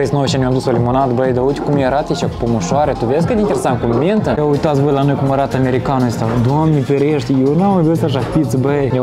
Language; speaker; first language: Romanian; non-native, local second language; Russian